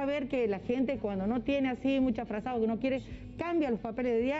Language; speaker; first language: Spanish; native; Spanish